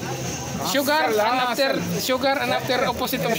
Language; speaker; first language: English; non-native, learner; Filipino